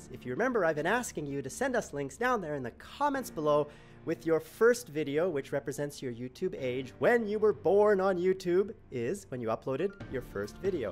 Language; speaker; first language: English; native; English